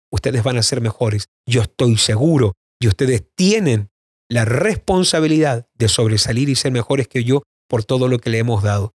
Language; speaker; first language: Spanish; native; Spanish